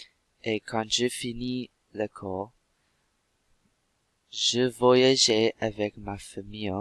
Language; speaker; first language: French; non-native, learner; English